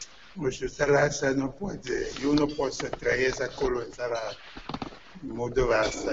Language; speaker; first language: Romanian; non-native, learner; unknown